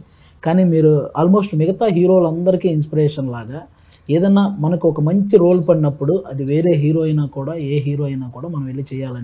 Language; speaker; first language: Telugu; native; Telugu